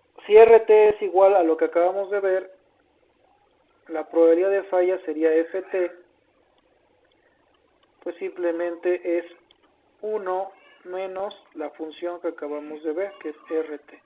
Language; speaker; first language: Spanish; native; Spanish